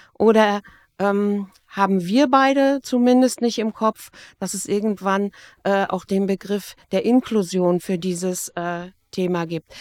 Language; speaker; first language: German; native; German